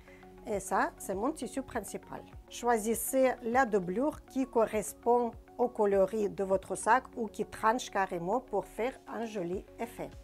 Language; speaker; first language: French; non-native, fluent; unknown